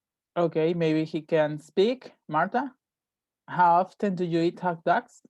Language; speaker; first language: English; non-native, fluent; Spanish